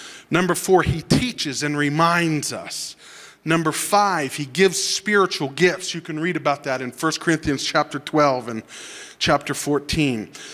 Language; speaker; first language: English; native; English